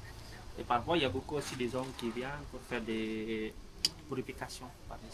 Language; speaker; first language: French; non-native, learner; Balinese